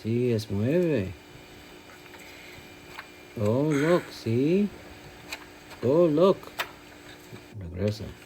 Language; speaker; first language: Spanish; non-native, learner; English